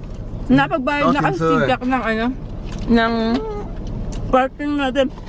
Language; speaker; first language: Chinese; non-native, learner; Filipino